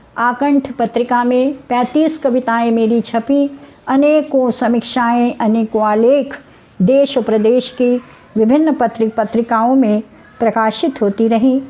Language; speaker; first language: Hindi; non-native, local second language; Gujarati